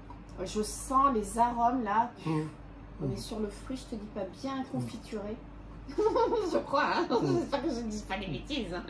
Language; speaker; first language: French; native; French